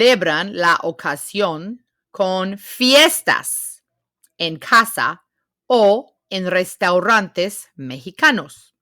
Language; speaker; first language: Spanish; non-native, fluent; English